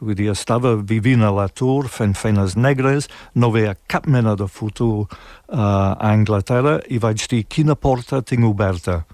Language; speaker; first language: Catalan; non-native, fluent; English